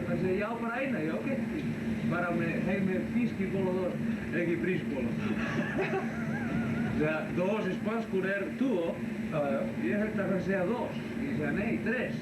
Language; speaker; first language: Icelandic; non-native, learner; Spanish